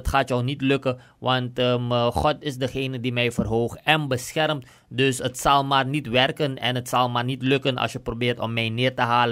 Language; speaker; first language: Dutch; native; Dutch